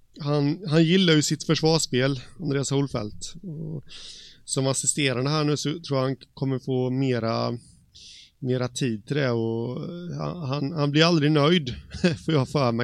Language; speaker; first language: Swedish; native; Swedish